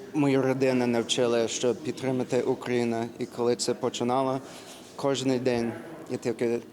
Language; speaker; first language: Ukrainian; early bilingual, other home language; English